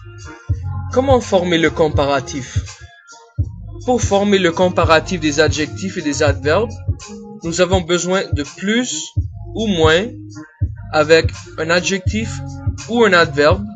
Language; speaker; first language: French; non-native, fluent; English